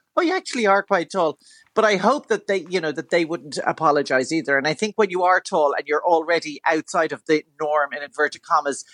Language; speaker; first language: English; native; English